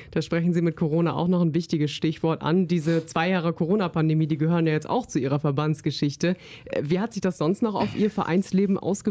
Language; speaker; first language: German; native; German